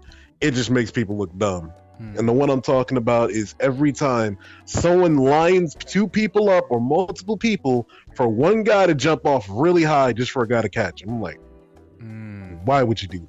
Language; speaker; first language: English; native; English